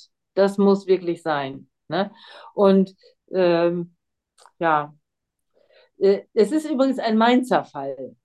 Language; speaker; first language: German; native; German